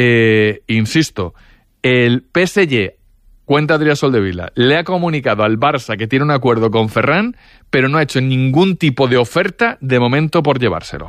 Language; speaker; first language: Spanish; native; Spanish